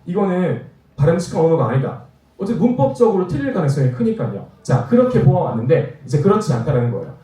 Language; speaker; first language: Korean; native; Korean